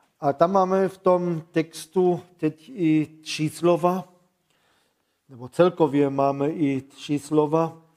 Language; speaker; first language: Czech; non-native, fluent; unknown